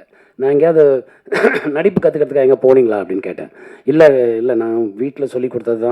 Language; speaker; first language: Tamil; native; Tamil